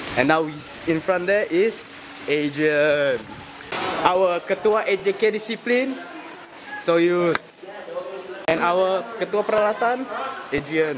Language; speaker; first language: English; non-native, local second language; Malay